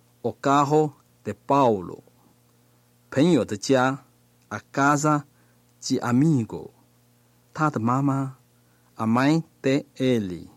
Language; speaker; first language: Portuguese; non-native, learner; Chinese